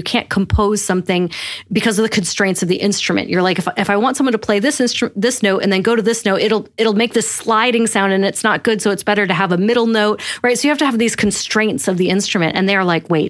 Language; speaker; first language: English; native; English